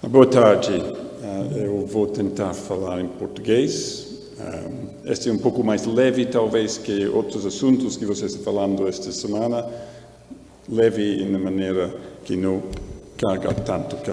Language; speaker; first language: Portuguese; non-native, learner; English